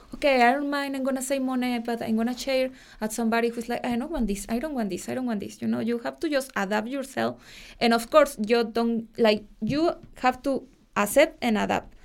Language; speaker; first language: English; non-native, fluent; Spanish